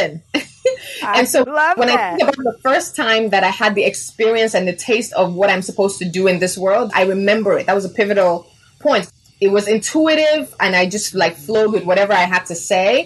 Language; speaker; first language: English; non-native, local second language; Yoruba